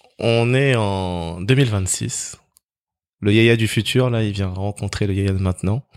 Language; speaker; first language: French; native; French